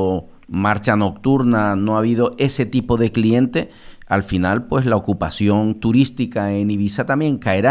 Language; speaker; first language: Spanish; native; Spanish